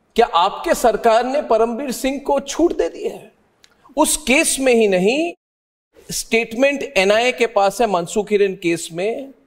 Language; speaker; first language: Hindi; native; Hindi